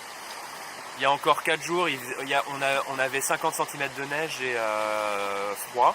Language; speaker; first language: French; native; French